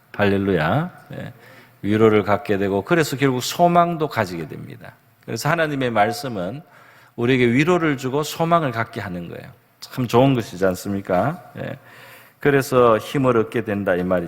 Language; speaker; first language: Korean; native; Korean